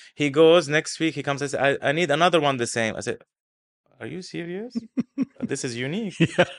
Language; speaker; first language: English; non-native, fluent; Arabic